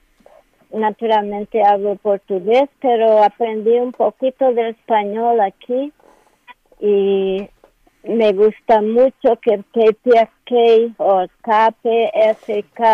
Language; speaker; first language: Spanish; non-native, learner; Portuguese